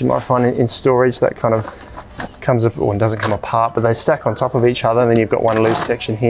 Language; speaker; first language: English; native; English